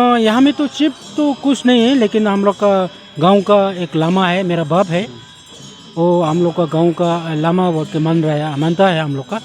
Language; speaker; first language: Hindi; non-native, learner; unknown